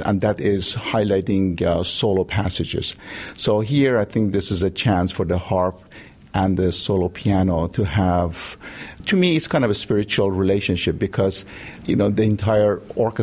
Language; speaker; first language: English; non-native, fluent; Persian